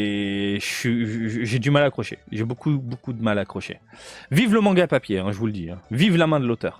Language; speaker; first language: French; native; French